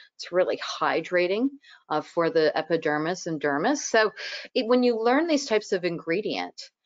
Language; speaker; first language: English; native; English